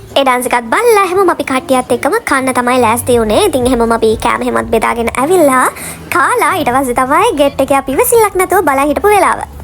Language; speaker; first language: Sinhala; non-native, local second language; Tamil